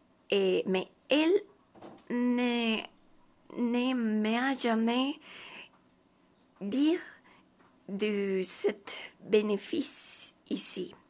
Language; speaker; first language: French; non-native, learner; Spanish